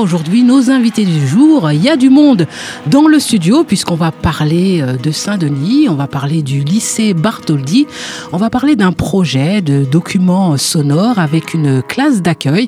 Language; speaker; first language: French; native; French